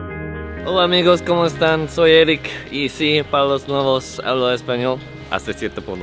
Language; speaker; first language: Spanish; non-native, learner; English